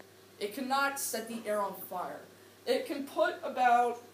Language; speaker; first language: English; native; English